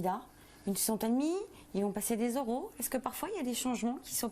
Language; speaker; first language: French; native; French